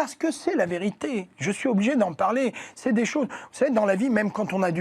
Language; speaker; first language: French; native; French